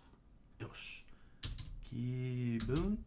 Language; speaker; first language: Japanese; non-native, learner; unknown